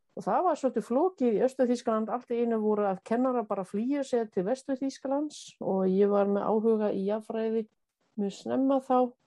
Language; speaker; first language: Icelandic; non-native, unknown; German